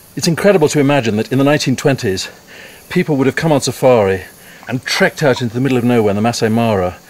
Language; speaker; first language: English; native; English